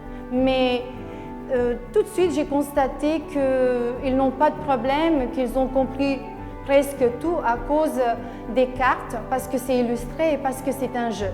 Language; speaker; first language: French; non-native, fluent; Slovenian